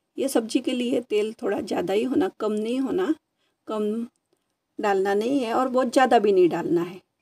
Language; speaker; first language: Hindi; non-native, local second language; Marathi